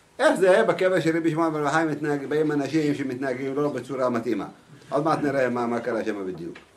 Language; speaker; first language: Hebrew; native; Hebrew